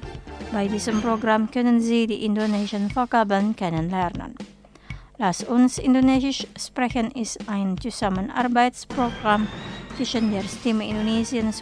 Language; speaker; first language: German; non-native, fluent; Indonesian